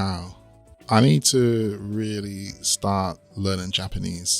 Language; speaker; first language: English; native; English